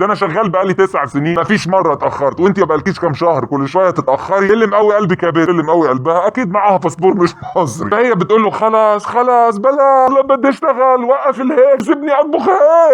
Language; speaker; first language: Arabic; native; Arabic